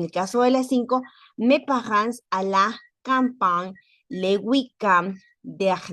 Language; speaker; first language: French; non-native, learner; Spanish